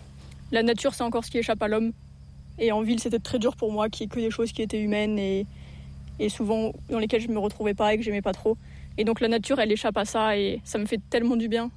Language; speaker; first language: French; native; French